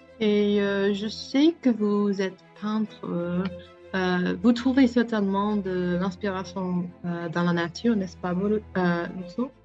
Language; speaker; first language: French; non-native, learner; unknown